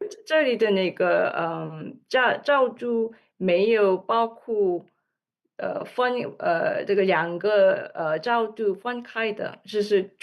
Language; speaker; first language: Chinese; non-native, learner; English